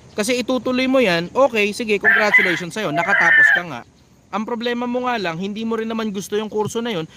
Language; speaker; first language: Filipino; native; Filipino